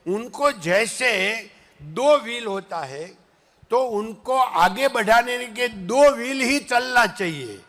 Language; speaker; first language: Hindi; non-native, local second language; Gujarati